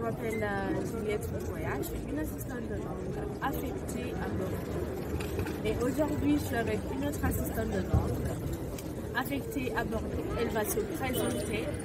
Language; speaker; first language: French; non-native, fluent; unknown